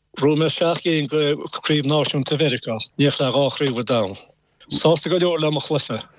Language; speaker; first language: Irish; native; Irish